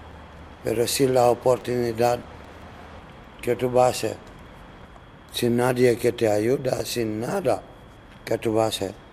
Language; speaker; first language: Spanish; non-native, learner; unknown